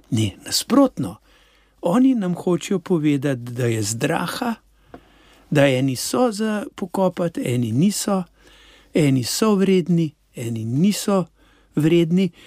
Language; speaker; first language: Slovenian; native; Slovenian